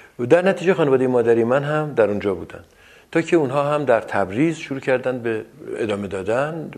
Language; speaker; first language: Persian; non-native, local second language; Azerbaijani